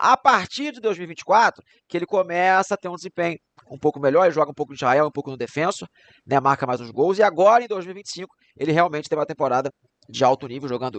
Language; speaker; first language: Portuguese; native; Portuguese